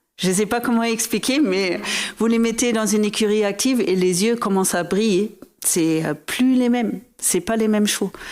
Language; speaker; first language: French; non-native, fluent; German